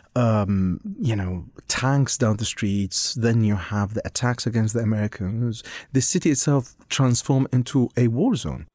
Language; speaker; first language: English; non-native, fluent; Arabic